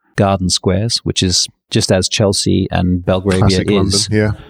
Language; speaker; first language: English; native; English